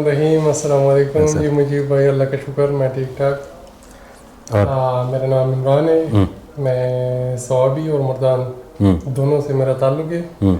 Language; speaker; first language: Hindi; non-native, local second language; Pashto